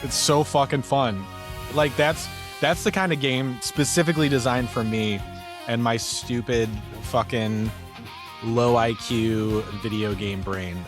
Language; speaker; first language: English; native; English